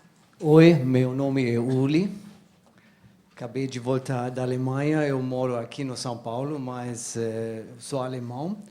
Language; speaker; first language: Portuguese; non-native, learner; German